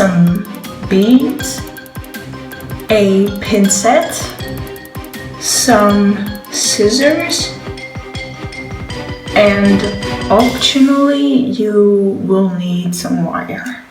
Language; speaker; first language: English; non-native, fluent; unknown